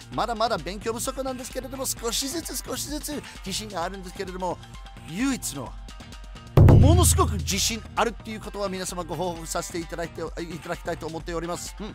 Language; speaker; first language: Japanese; non-native, fluent; English